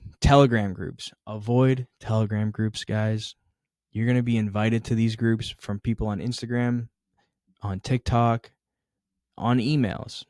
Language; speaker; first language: English; native; English